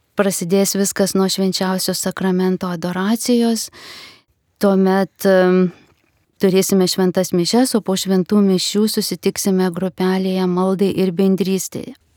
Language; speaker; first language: Lithuanian; native; Lithuanian